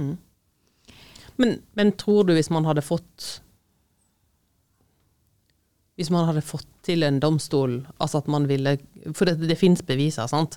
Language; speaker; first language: Norwegian; native; Norwegian